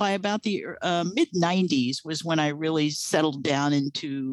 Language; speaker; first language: English; native; English